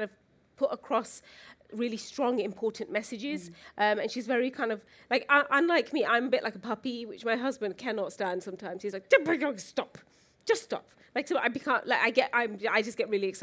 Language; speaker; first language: English; native; English